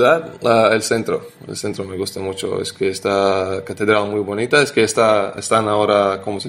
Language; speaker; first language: Spanish; non-native, learner; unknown